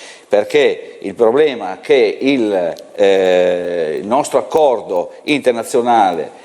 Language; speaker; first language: Italian; native; Italian